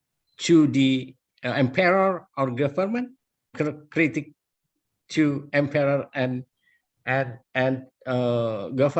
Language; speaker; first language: English; non-native, learner; Indonesian